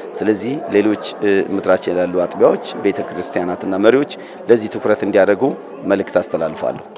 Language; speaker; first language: Amharic; native; Amharic